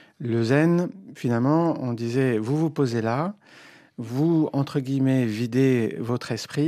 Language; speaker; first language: French; native; French